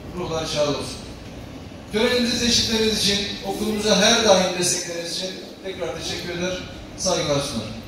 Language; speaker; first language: Turkish; native; Turkish